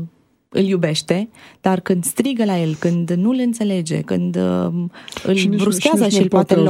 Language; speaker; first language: Romanian; native; Romanian